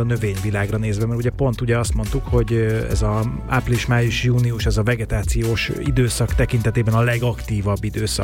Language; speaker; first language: Hungarian; native; Hungarian